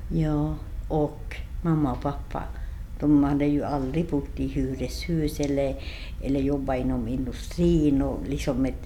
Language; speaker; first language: Swedish; early bilingual, other home language; Finnish